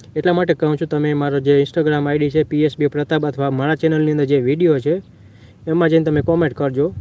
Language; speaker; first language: Gujarati; non-native, local second language; Kachhi